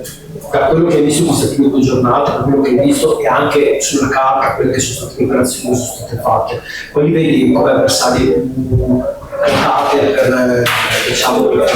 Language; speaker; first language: Italian; native; Italian